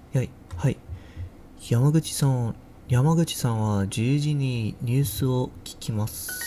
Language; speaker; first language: Japanese; non-native, learner; English